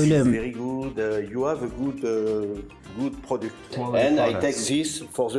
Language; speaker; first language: English; non-native, learner; French